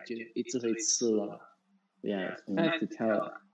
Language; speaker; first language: English; non-native, local second language; Chinese